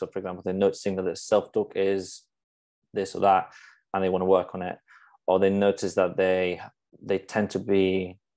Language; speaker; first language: English; non-native, fluent; Polish